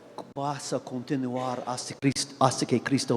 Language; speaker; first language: Spanish; non-native, fluent; English